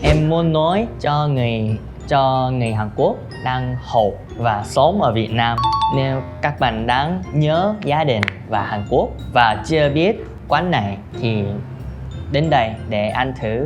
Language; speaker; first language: Vietnamese; non-native, learner; Korean